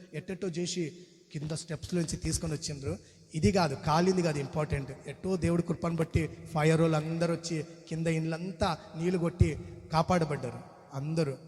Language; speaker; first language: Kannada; non-native, local second language; Telugu